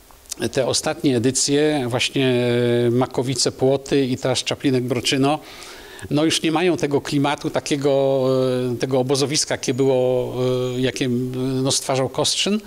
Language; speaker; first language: Polish; native; Polish